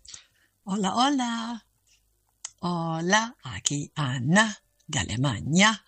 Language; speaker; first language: Spanish; non-native, fluent; German